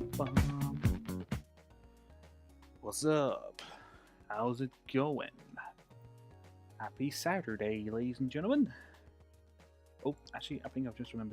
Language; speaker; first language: English; native; English